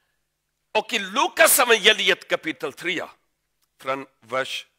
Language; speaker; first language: Swedish; non-native, learner; Urdu